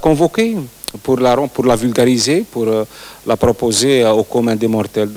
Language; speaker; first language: French; non-native, local second language; Arabic